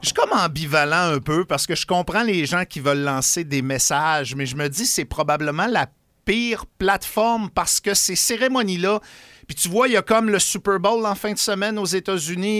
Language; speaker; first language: French; native; French